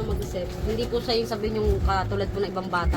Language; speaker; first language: Filipino; native; Filipino